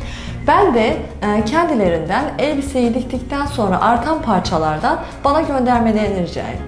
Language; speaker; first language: Turkish; native; Turkish